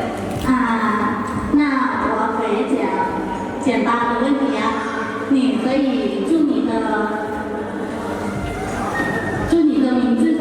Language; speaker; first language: Chinese; non-native, learner; Lao